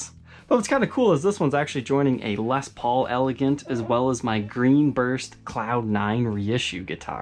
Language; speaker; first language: English; native; English